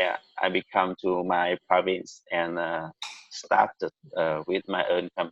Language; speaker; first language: English; non-native, learner; Vietnamese